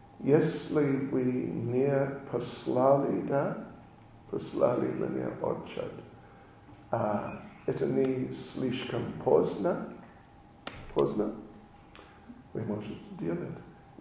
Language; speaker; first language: Russian; non-native, learner; English